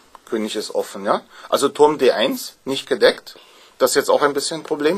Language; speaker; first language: German; native; German